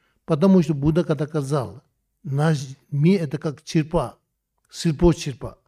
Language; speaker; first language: Russian; non-native, learner; Tibetan